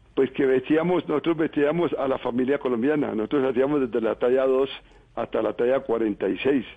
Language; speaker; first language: Spanish; native; Spanish